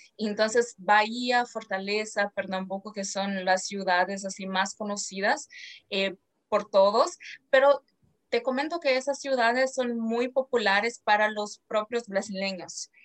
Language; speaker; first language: Spanish; non-native, fluent; Portuguese